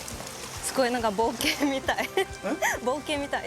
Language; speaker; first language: Japanese; non-native, learner; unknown